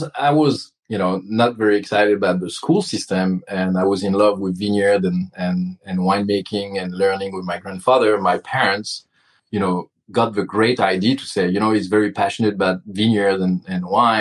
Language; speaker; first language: English; non-native, fluent; French